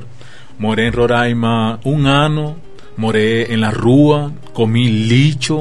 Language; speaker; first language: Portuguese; non-native, learner; Spanish